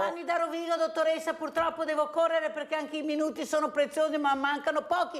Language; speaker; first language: Italian; native; Italian